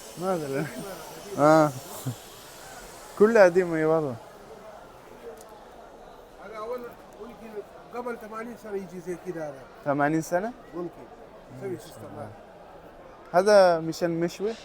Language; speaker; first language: Arabic; non-native, learner; Turkish